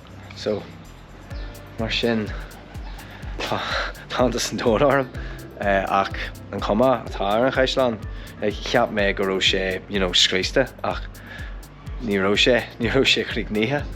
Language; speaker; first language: Irish; non-native, local second language; English